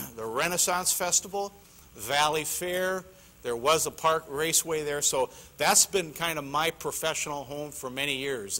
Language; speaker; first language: English; native; English